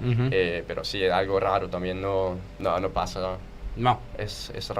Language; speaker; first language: Spanish; non-native, fluent; Danish